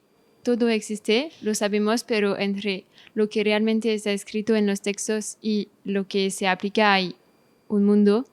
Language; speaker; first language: Spanish; non-native, fluent; French